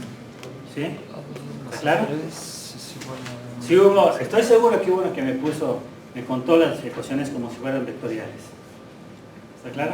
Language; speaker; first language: Spanish; native; Spanish